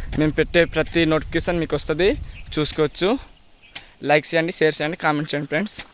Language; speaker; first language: Telugu; non-native, local second language; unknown